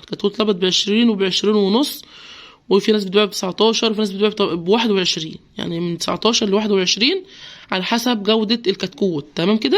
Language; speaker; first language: Arabic; native; Arabic